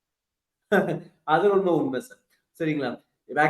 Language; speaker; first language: Tamil; early bilingual, heritage; Tamil